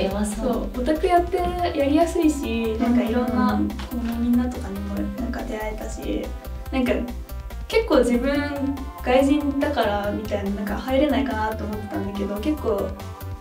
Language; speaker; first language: Japanese; early bilingual, heritage; Japanese